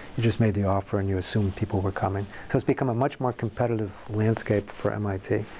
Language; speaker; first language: English; native; English